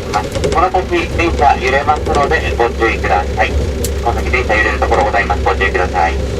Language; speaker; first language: Japanese; native; Japanese